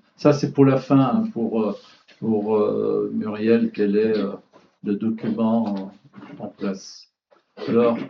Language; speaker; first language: French; native; French